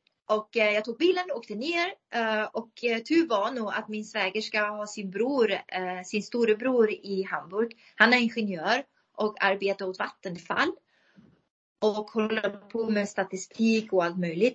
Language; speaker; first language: Swedish; non-native, fluent; German